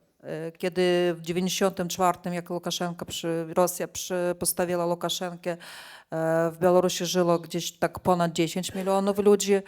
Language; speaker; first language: Polish; non-native, fluent; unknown